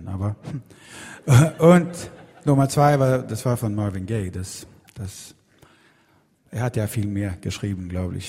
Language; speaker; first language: German; non-native, fluent; Swedish